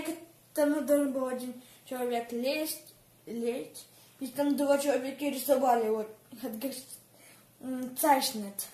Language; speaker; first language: Russian; early bilingual, heritage; Russian